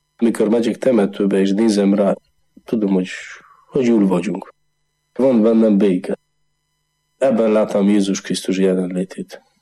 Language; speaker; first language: Hungarian; non-native, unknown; Polish